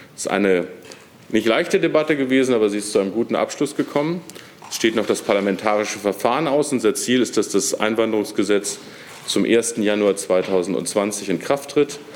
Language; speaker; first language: German; native; German